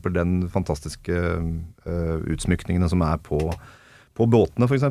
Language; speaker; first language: Norwegian; native; Norwegian